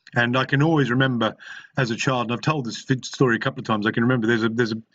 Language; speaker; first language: English; native; English